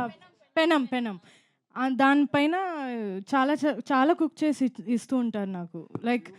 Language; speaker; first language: Telugu; non-native, fluent; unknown